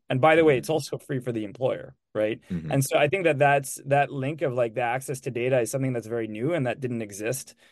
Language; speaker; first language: English; non-native, fluent; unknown